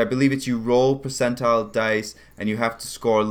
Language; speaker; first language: English; native; English